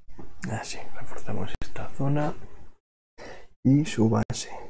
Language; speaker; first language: Spanish; non-native, local second language; Catalan